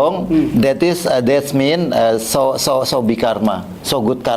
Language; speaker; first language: English; non-native, learner; Indonesian